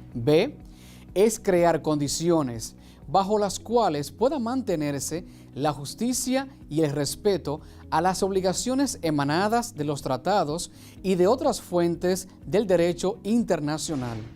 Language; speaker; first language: Spanish; native; Spanish